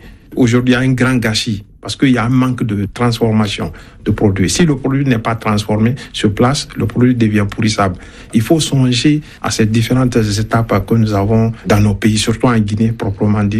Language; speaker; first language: French; non-native, local second language; Susu